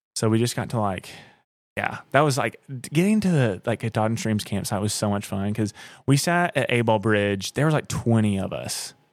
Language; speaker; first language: English; native; English